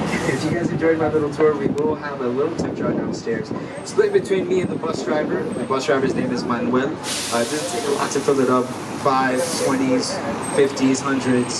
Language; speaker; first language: English; early bilingual, other home language; Spanish